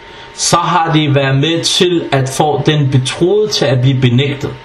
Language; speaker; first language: Danish; early bilingual, other home language; Arabic